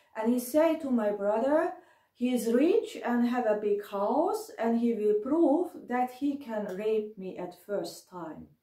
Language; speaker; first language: English; non-native, learner; German